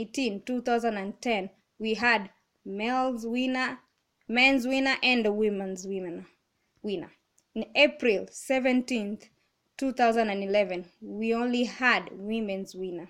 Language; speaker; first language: English; non-native, local second language; Kamba